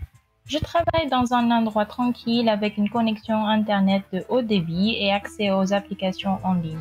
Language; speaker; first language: French; non-native, fluent; Filipino